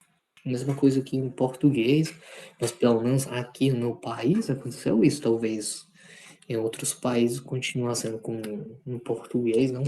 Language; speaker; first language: Portuguese; non-native, fluent; Spanish